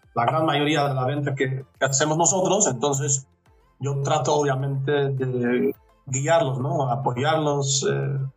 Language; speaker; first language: Spanish; non-native, fluent; Dutch